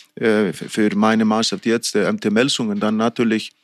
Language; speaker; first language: German; non-native, fluent; Icelandic